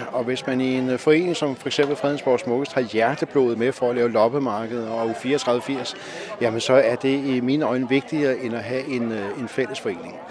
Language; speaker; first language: Danish; native; Danish